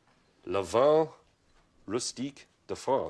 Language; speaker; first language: French; non-native, learner; English